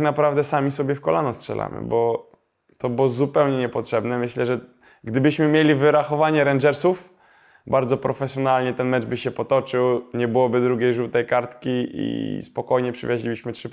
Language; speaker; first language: Polish; native; Polish